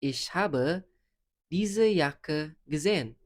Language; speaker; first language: German; non-native, fluent; Indonesian